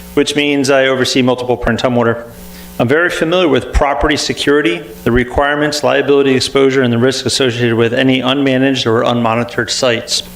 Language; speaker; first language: English; native; English